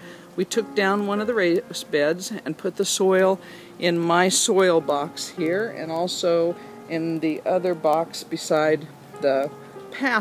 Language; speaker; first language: English; native; English